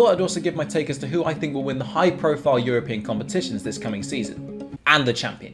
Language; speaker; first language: English; native; English